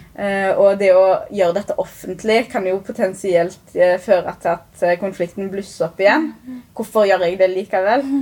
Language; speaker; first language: Norwegian; early bilingual, other home language; Arabic